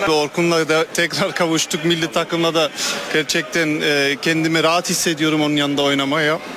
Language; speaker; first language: Turkish; early bilingual, heritage; Turkish